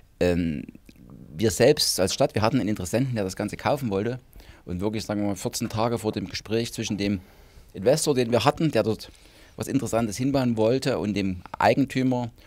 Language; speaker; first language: German; native; German